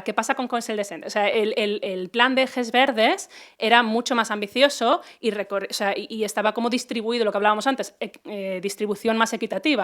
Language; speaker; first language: Spanish; native; Spanish